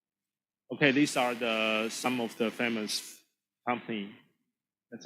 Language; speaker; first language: English; non-native, fluent; Chinese